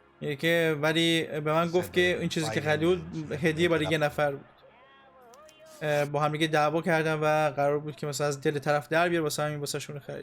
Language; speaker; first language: Persian; native; Persian